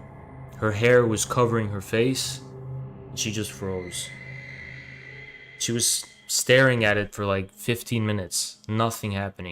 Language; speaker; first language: English; native; English